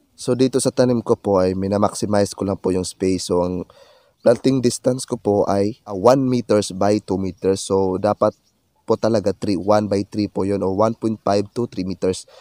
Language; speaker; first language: Filipino; non-native, local second language; Cebuano